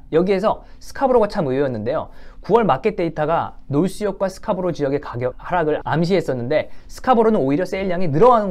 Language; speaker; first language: Korean; native; Korean